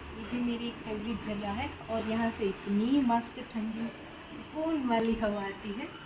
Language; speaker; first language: Hindi; non-native, local second language; Gujarati